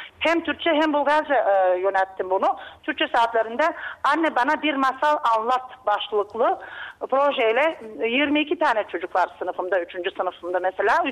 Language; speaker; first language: Turkish; native; Turkish